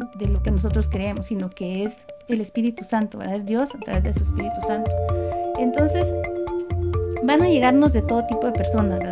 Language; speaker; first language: Spanish; native; Spanish